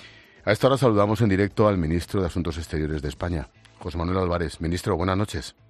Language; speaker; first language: Spanish; native; Spanish